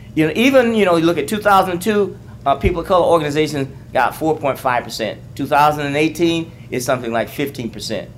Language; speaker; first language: English; native; English